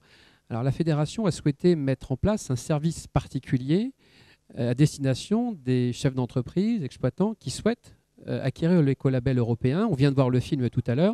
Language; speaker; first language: French; native; French